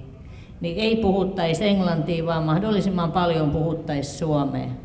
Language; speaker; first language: Finnish; native; Finnish